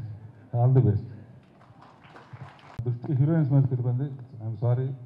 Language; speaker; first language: Telugu; native; Telugu